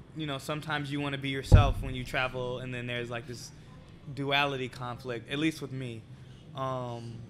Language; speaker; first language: English; native; English